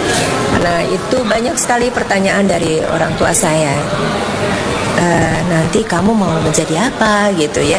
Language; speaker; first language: Indonesian; native; Indonesian